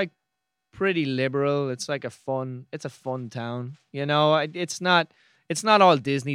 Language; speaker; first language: English; native; English